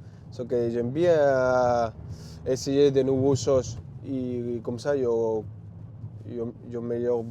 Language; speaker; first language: French; non-native, learner; Spanish